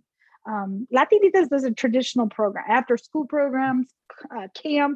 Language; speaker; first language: English; native; English